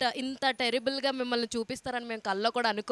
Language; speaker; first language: Telugu; native; Telugu